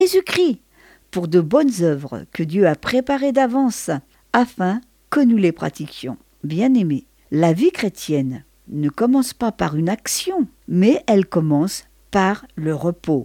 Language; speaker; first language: French; native; French